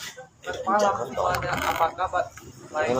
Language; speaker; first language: Indonesian; non-native, local second language; Hakka Chinese